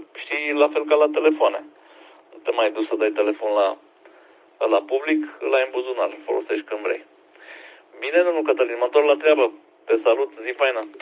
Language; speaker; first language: Romanian; native; Romanian